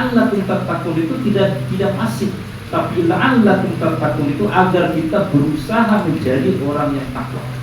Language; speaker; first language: Indonesian; native; Indonesian